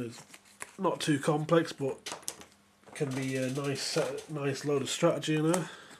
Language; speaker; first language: English; native; English